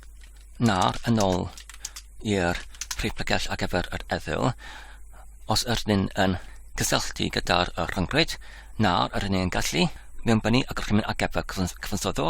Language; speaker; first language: Welsh; non-native, learner; English